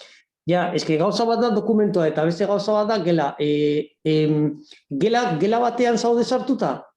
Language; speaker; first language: Basque; native; Basque